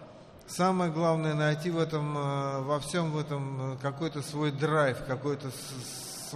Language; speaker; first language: Russian; native; Russian